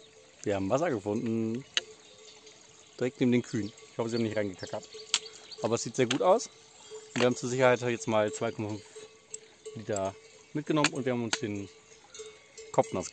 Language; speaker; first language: German; native; German